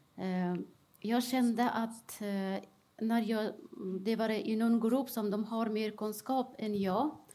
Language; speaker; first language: Swedish; non-native, fluent; Persian